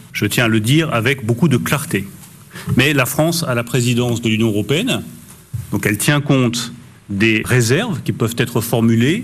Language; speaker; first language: French; native; French